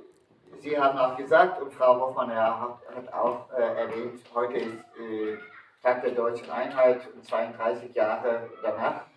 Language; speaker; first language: German; early bilingual, other home language; Turkish